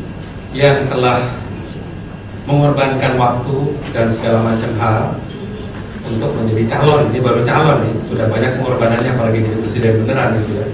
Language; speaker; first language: Indonesian; native; Indonesian